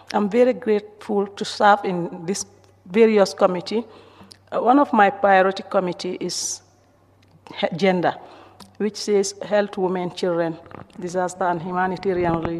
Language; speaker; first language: English; non-native, local second language; Mandingo